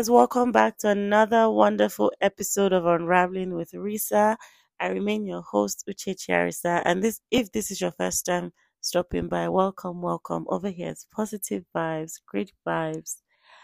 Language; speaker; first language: English; non-native, local second language; Yoruba